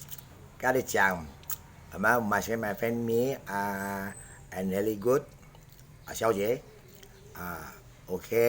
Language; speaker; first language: English; non-native, learner; Indonesian